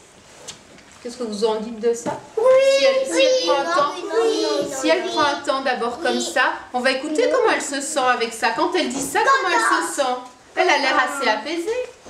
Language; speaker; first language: French; native; French